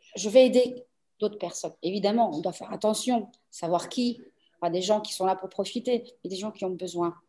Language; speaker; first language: French; early bilingual, other home language; Portuguese